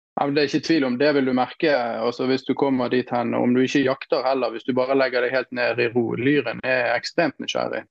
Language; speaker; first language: Norwegian; native; Norwegian